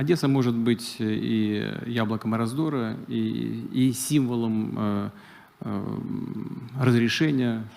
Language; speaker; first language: Russian; native; Russian